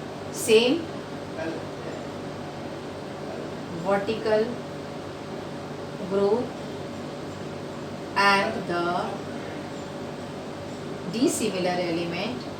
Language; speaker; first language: English; non-native, local second language; Hindi